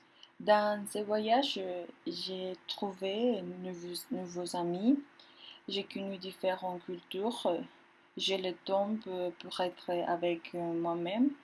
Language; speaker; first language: French; non-native, learner; Spanish